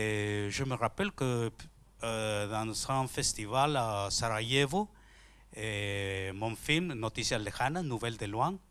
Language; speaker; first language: French; non-native, learner; Spanish